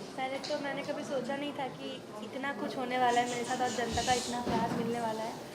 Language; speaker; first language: Hindi; non-native, local second language; Bangla